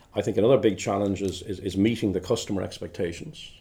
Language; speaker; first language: English; native; English